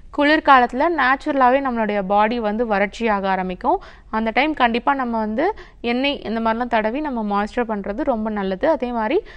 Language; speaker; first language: Tamil; native; Tamil